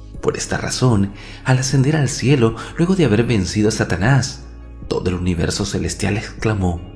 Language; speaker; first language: Spanish; native; Spanish